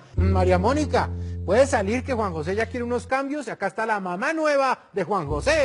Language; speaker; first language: Spanish; native; Spanish